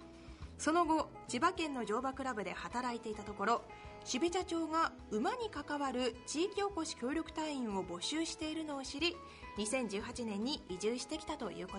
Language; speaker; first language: Japanese; native; Japanese